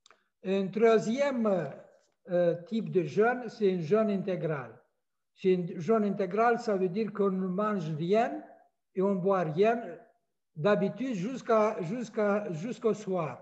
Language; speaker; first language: French; non-native, fluent; Romanian